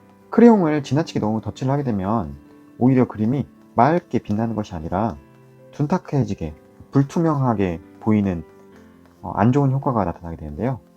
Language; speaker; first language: Korean; native; Korean